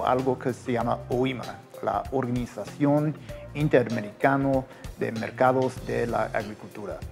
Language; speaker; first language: Spanish; non-native, fluent; English